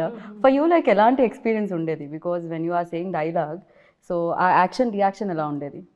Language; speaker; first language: Telugu; native; Telugu